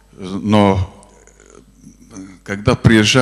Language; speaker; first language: Russian; non-native, local second language; Latvian